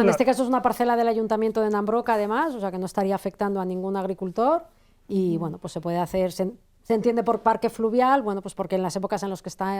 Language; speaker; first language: Spanish; native; Spanish